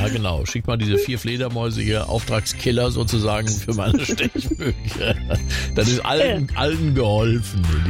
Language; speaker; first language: German; native; German